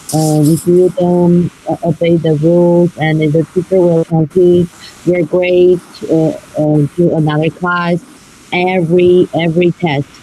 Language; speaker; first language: English; non-native, learner; Chinese